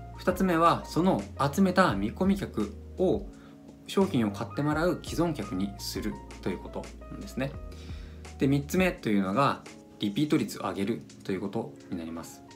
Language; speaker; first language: Japanese; native; Japanese